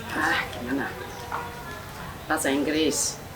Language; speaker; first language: Indonesian; non-native, fluent; German